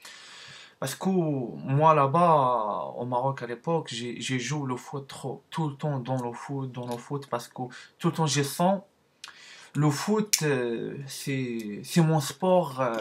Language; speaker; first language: French; non-native, learner; Arabic